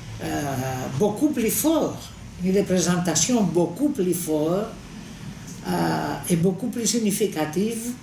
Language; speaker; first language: French; non-native, fluent; Greek